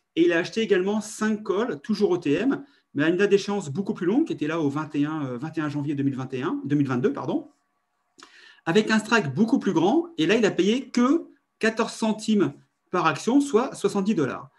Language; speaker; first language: French; native; French